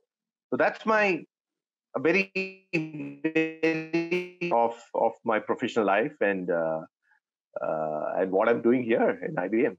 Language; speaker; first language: English; non-native, local second language; Tamil